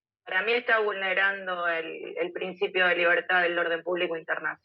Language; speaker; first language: Spanish; native; Spanish